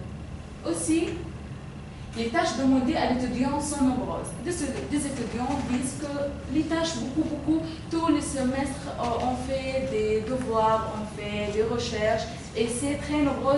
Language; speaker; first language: French; non-native, fluent; Arabic